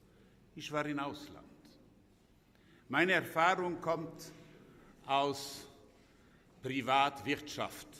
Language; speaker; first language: German; non-native, local second language; French